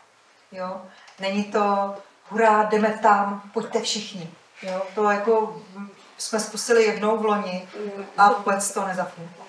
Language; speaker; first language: Czech; native; Czech